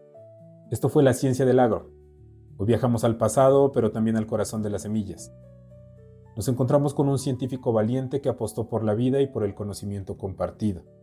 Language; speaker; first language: Spanish; native; Spanish